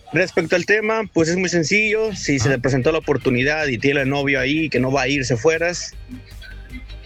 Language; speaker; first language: Spanish; native; Spanish